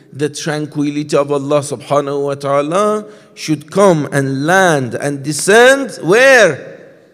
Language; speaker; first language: English; non-native, fluent; Persian